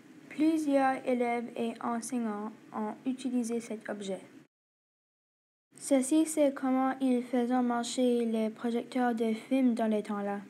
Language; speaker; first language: French; non-native, local second language; English